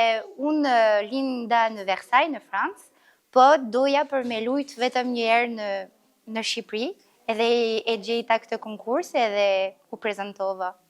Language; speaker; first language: Albanian; early bilingual, heritage; Albanian